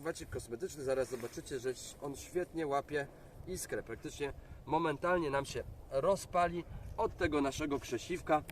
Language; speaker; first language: Polish; native; Polish